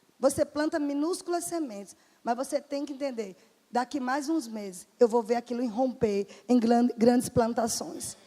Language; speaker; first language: Portuguese; native; Portuguese